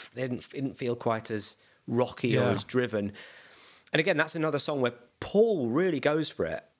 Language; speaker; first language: English; native; English